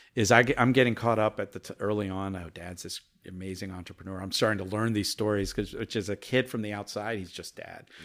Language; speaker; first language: English; early bilingual, other home language; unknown